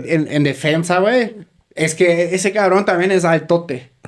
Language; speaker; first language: Spanish; native; Spanish